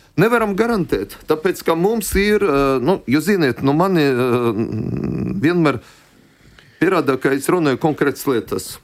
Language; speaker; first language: Latvian; non-native, local second language; Russian